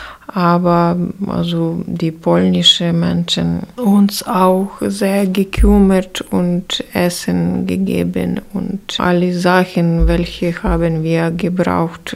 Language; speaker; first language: German; non-native, learner; Ukrainian